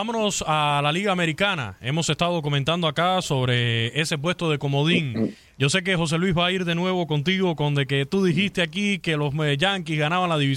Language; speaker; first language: Spanish; native; Spanish